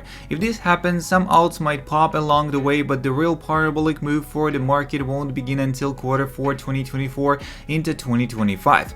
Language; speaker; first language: English; non-native, fluent; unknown